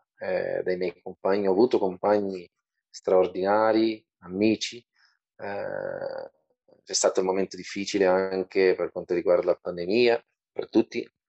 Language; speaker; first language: Italian; non-native, fluent; Portuguese